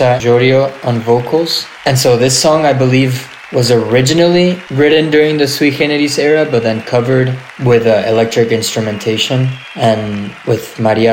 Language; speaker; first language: English; non-native, fluent; Portuguese